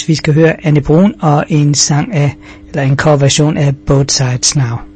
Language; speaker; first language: Danish; native; Danish